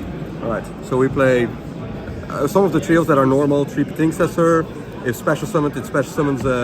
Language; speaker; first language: English; non-native, fluent; Dutch